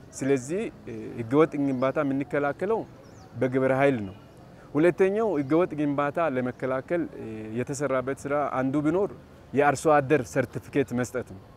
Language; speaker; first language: Amharic; non-native, local second language; Wolaytta